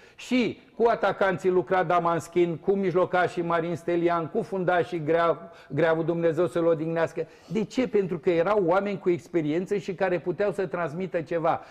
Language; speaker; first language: Romanian; native; Romanian